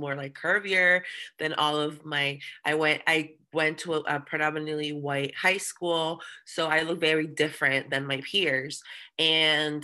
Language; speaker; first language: English; early bilingual, other home language; Spanish